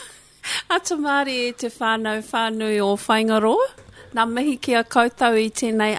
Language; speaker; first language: English; native; English